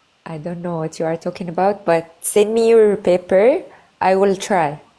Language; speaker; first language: English; non-native, fluent; Arabic